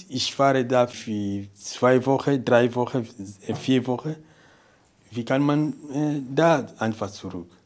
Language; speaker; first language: German; non-native, fluent; Portuguese